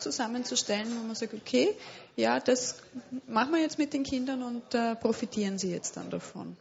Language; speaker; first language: German; native; German